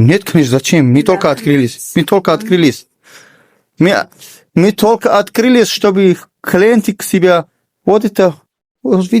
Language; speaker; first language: Russian; non-native, learner; Tajik